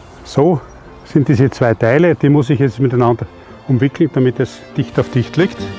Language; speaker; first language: German; native; German